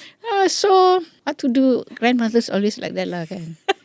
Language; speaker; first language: English; non-native, local second language; Malay